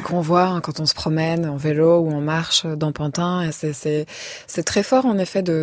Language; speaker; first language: French; native; French